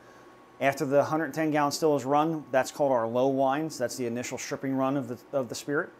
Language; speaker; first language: English; native; English